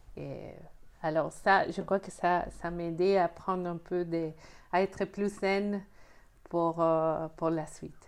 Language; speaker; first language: French; non-native, fluent; Spanish